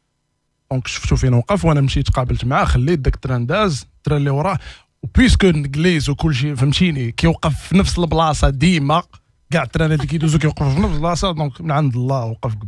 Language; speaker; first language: Arabic; native; Arabic